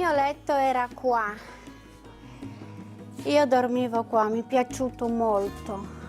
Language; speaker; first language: Italian; non-native, learner; Polish